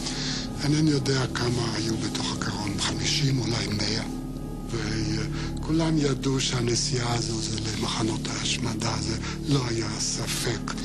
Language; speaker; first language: Hebrew; non-native, fluent; Yiddish